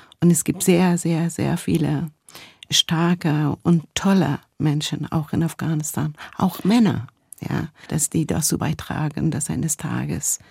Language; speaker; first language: German; non-native, fluent; Persian